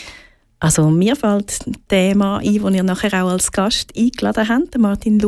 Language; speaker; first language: German; native; German